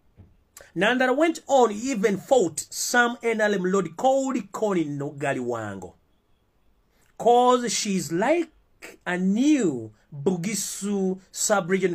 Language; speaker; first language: English; non-native, local second language; Ganda